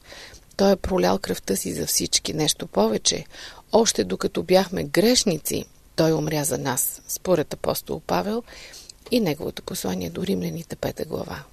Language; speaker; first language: Bulgarian; native; Bulgarian